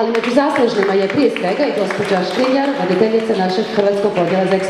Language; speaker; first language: Croatian; native; Croatian